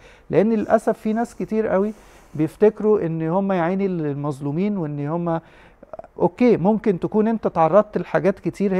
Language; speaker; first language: Arabic; native; Arabic